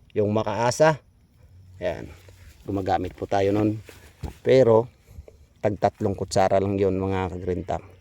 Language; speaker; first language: Filipino; non-native, local second language; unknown